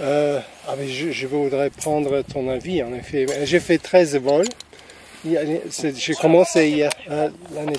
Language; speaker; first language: French; non-native, fluent; English